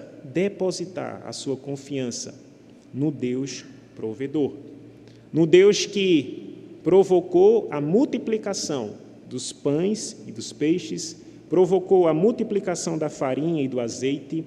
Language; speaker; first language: Portuguese; native; Portuguese